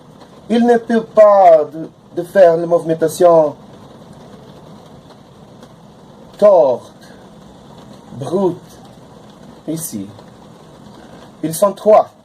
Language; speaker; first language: French; non-native, learner; Portuguese